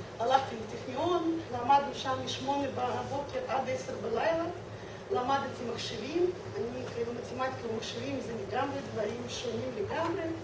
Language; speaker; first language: Hebrew; non-native, fluent; Russian